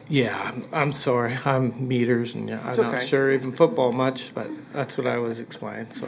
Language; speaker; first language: English; native; English